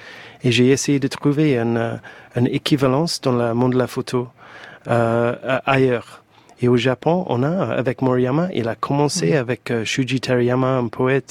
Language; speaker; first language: French; non-native, fluent; English